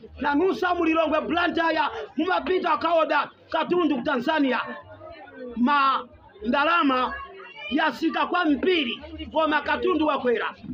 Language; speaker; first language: Nyanja; non-native, local second language; Tumbuka